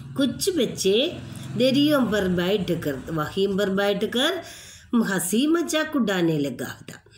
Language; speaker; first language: Hindi; non-native, local second language; Malayalam